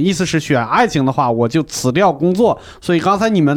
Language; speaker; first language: Chinese; native; Chinese